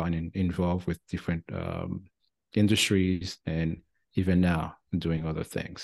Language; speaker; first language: English; non-native, fluent; French